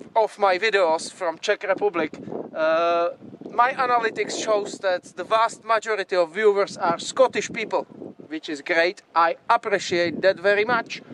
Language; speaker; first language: English; non-native, fluent; Czech